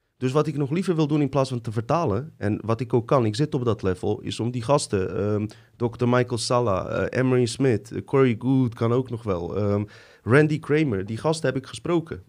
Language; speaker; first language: Dutch; early bilingual, other home language; Bosnian